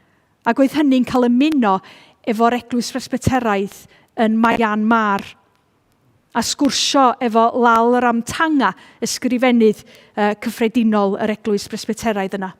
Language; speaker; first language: Welsh; native; Welsh